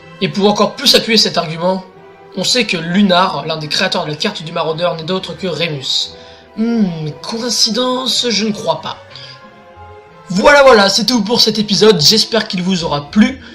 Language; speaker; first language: French; native; French